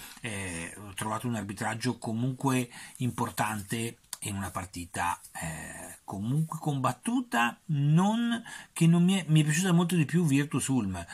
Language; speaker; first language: Italian; native; Italian